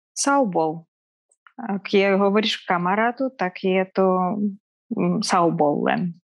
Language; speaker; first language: Slovak; non-native, fluent; Kazakh